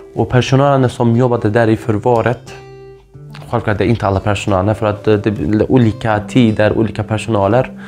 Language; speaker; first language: Swedish; non-native, fluent; Kurdish